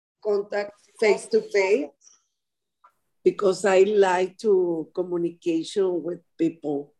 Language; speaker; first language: English; non-native, learner; Spanish